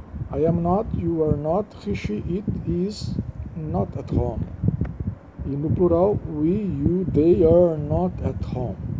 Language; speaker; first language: English; non-native, fluent; Portuguese